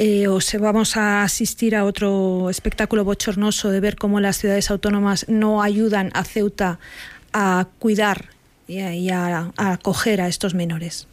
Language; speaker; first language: Spanish; native; Spanish